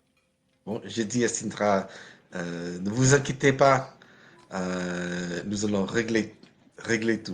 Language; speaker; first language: French; non-native, learner; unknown